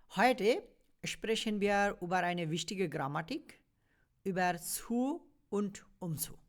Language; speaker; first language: German; non-native, fluent; Bangla